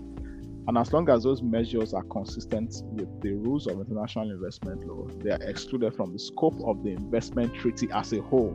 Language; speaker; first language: English; non-native, local second language; Yoruba